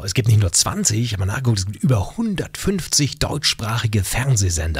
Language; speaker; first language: German; native; German